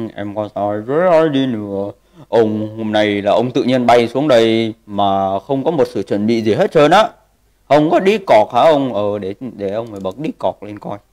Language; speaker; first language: Vietnamese; native; Vietnamese